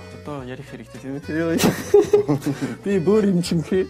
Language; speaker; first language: Mongolian; non-native, learner; French